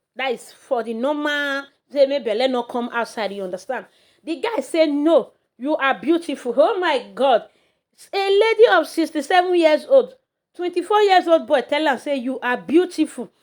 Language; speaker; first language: Nigerian Pidgin; native; Nigerian Pidgin